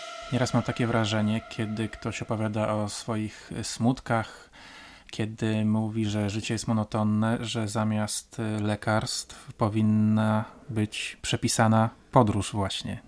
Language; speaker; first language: Polish; native; Polish